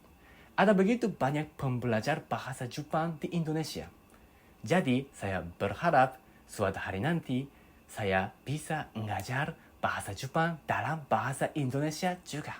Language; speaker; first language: Indonesian; non-native, learner; Japanese